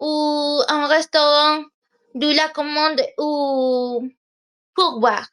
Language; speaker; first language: French; non-native, learner; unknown